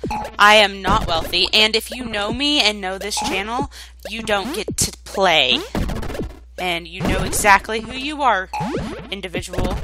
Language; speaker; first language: English; native; English